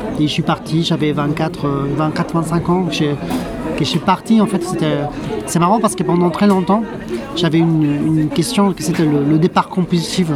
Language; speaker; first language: French; non-native, fluent; Spanish